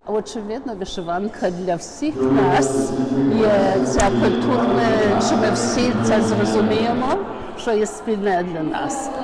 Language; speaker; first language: Ukrainian; early bilingual, heritage; Ukrainian